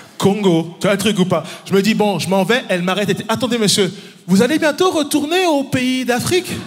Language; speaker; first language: French; early bilingual, other home language; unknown